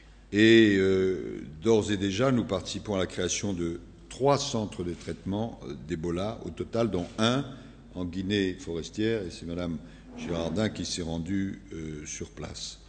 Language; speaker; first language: French; native; French